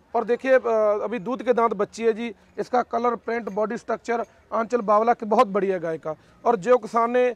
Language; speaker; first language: Hindi; non-native, local second language; Punjabi